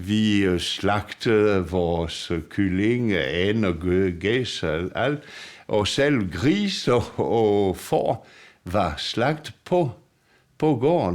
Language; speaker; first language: Danish; non-native, fluent; French